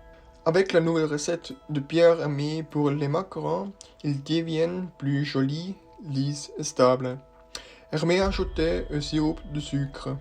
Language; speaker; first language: French; non-native, learner; Swiss German